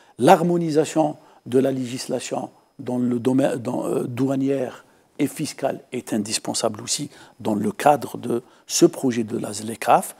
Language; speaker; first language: French; non-native, local second language; Arabic